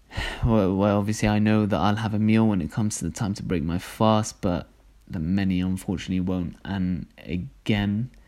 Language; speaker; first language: English; native; English